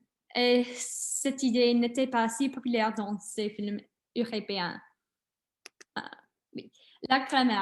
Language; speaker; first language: French; non-native, learner; English